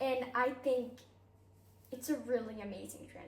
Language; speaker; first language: English; native; English